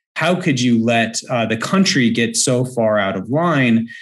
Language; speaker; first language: English; native; English